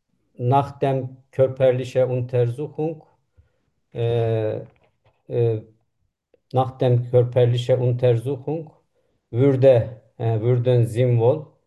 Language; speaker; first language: German; non-native, learner; Turkish